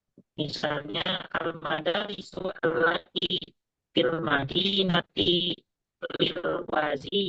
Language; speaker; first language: Arabic; non-native, fluent; Indonesian